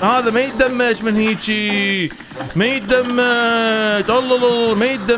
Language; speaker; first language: Arabic; native; Arabic